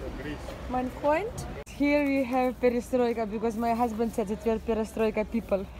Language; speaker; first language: English; non-native, learner; Russian